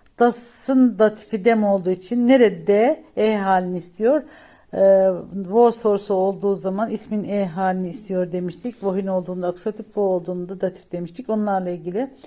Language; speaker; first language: Turkish; native; Turkish